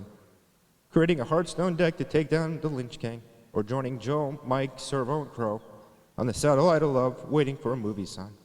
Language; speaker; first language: English; native; English